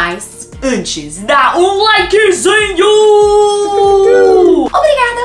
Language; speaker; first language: Portuguese; non-native, fluent; English